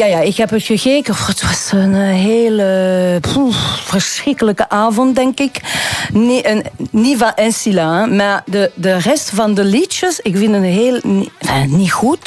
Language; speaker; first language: Dutch; non-native, local second language; French